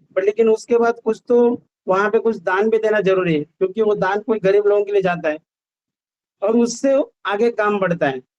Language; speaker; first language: Hindi; non-native, local second language; Marathi